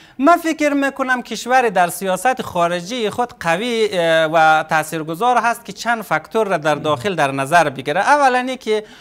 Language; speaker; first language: Persian; native; Persian